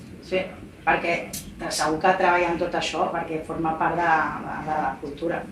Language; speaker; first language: Catalan; non-native, local second language; Spanish